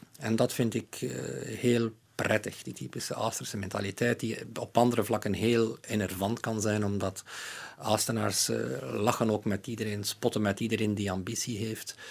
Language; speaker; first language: Dutch; native; Dutch